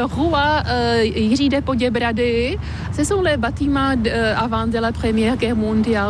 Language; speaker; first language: French; non-native, fluent; Czech